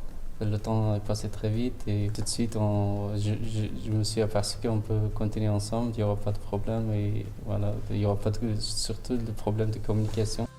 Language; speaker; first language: French; non-native, fluent; Turkish